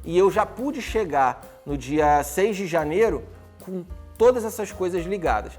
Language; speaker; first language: Portuguese; native; Portuguese